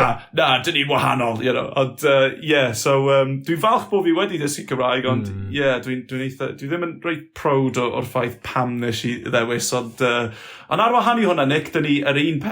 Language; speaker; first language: Welsh; non-native, local second language; English